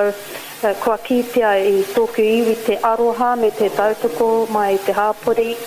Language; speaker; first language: Māori; non-native, learner; Arabic